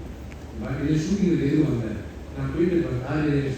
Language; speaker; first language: Tamil; non-native, local second language; Telugu